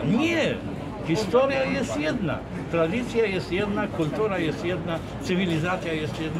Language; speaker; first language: Polish; non-native, fluent; Arabic